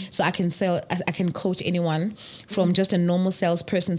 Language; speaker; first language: English; non-native, local second language; Zulu